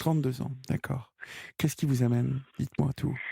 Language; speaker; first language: French; native; French